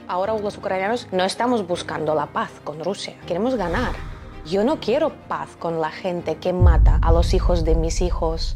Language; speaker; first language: Spanish; non-native, fluent; Ukrainian